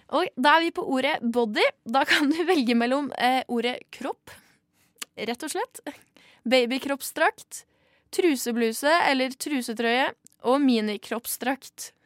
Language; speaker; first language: Norwegian; native; Norwegian